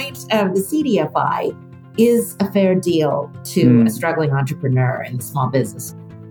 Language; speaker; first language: English; native; English